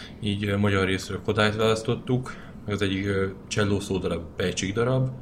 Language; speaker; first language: Hungarian; native; Hungarian